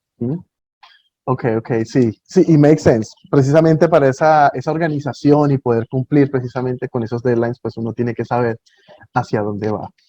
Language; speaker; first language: Spanish; native; Spanish